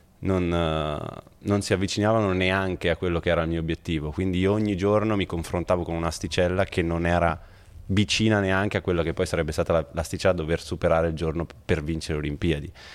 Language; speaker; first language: Italian; native; Italian